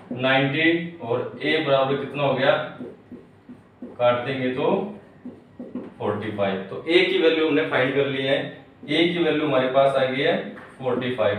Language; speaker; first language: Hindi; native; Hindi